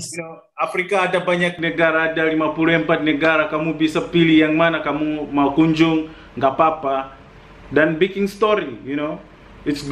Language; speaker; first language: Indonesian; non-native, fluent; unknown